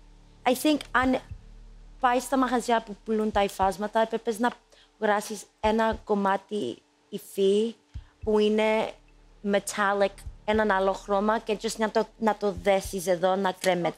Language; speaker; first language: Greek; early bilingual, heritage; Greek